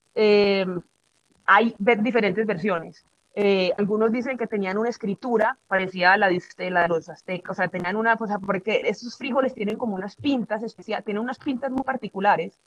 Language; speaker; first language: Spanish; native; Spanish